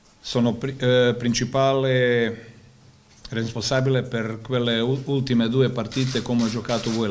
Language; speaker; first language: Italian; non-native, fluent; Croatian